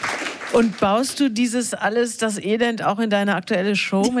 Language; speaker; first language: German; native; German